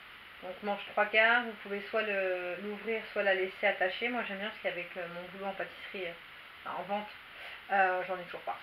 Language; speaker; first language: French; native; French